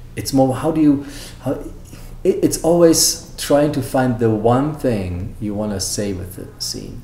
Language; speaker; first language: English; non-native, fluent; German